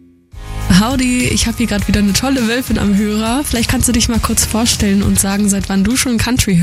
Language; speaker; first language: German; native; German